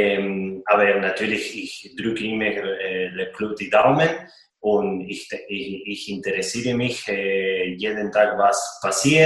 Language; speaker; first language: German; non-native, fluent; Spanish